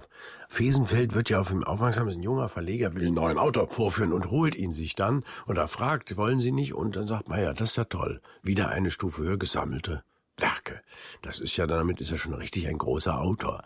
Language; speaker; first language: German; native; German